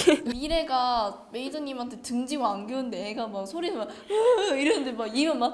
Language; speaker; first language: Korean; native; Korean